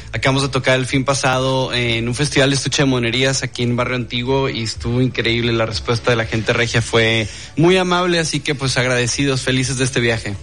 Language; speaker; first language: Spanish; native; Spanish